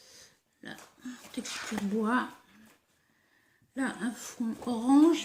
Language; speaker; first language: French; native; French